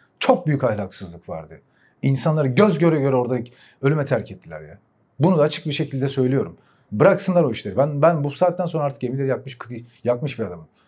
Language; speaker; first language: Turkish; early bilingual, heritage; Turkish